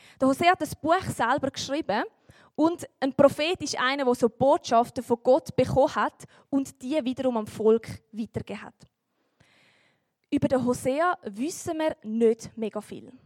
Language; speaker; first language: German; native; German